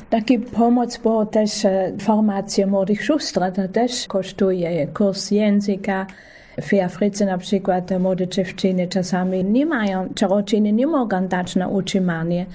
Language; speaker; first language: Polish; non-native, fluent; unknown